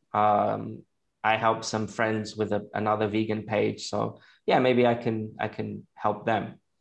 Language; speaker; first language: English; native; English